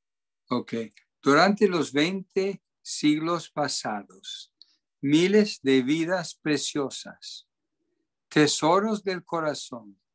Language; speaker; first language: Spanish; non-native, fluent; English